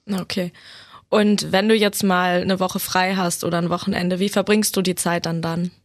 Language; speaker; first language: German; native; German